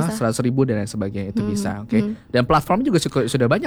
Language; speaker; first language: Indonesian; native; Indonesian